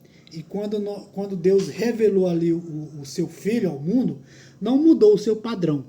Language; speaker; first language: Portuguese; native; Portuguese